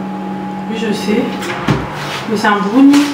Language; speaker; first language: French; native; French